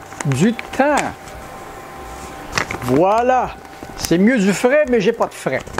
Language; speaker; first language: French; native; French